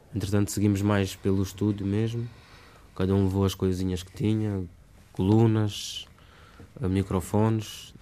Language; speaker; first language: Portuguese; native; Portuguese